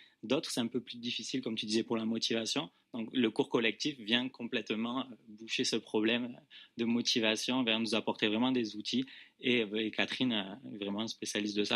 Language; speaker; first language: French; native; French